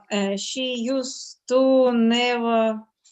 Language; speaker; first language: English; non-native, learner; Russian